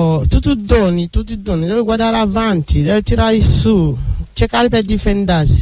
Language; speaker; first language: Italian; non-native, learner; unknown